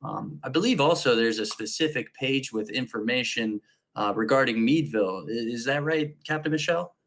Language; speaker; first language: English; native; English